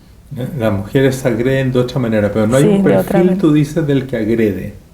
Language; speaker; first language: Spanish; native; Spanish